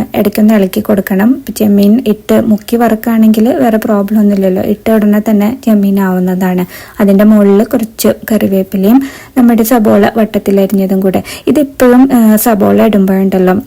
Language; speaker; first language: Malayalam; native; Malayalam